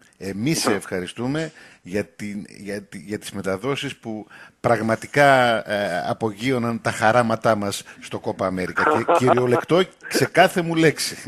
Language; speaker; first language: Greek; native; Greek